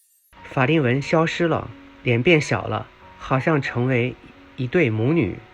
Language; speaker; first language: Chinese; native; Chinese